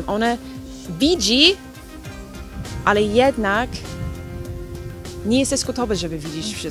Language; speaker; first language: Polish; non-native, learner; English